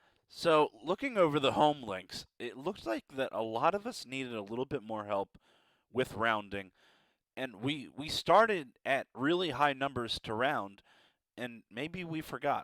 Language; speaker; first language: English; native; English